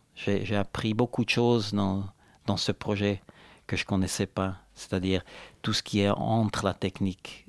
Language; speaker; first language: French; non-native, local second language; Italian